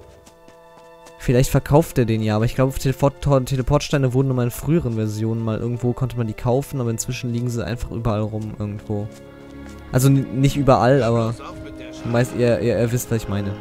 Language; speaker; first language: German; native; German